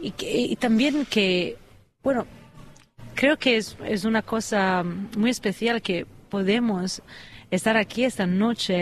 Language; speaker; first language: Spanish; non-native, fluent; Italian